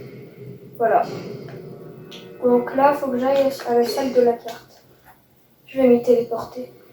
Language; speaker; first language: French; native; French